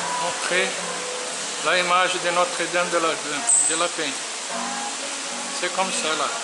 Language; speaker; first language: French; non-native, learner; Portuguese